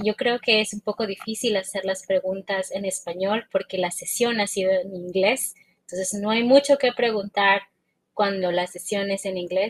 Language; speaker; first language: Spanish; native; Spanish